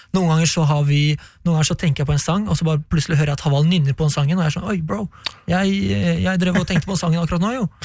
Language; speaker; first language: Norwegian; early bilingual, other home language; Kurdish